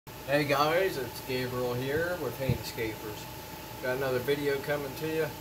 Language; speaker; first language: English; native; English